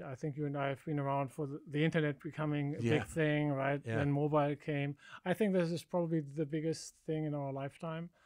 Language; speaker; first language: English; non-native, fluent; German